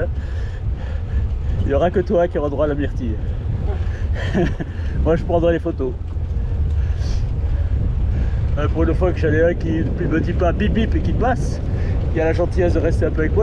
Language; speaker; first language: French; native; French